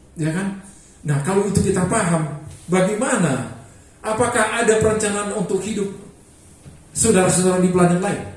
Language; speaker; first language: Indonesian; non-native, local second language; Batak Toba